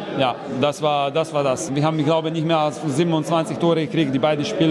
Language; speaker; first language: German; non-native, learner; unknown